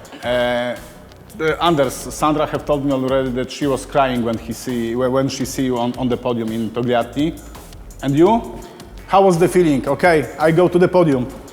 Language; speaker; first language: English; non-native, learner; Polish